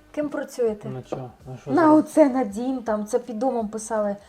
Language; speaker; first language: Ukrainian; native; Ukrainian